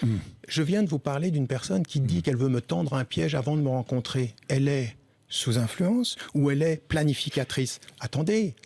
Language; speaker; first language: French; early bilingual, other home language; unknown